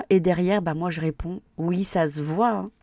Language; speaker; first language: French; native; French